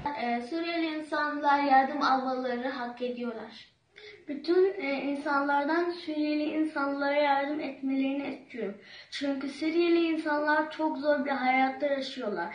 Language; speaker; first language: Turkish; non-native, learner; Arabic